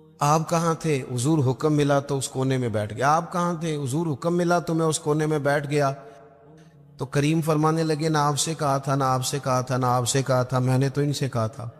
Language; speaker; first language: Urdu; non-native, local second language; Punjabi